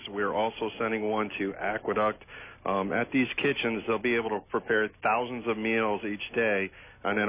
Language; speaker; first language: English; native; English